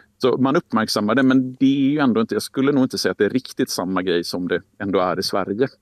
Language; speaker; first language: Swedish; native; Swedish